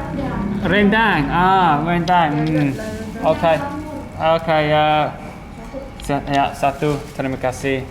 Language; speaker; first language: Indonesian; non-native, learner; English